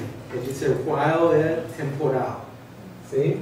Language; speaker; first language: Portuguese; non-native, fluent; English